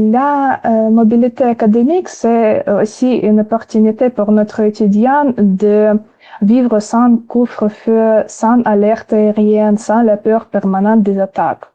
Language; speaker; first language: French; non-native, fluent; Ukrainian